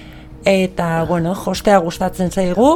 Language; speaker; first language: Basque; non-native, learner; Spanish